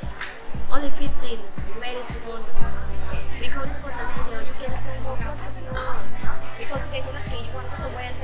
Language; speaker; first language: English; non-native, learner; Vietnamese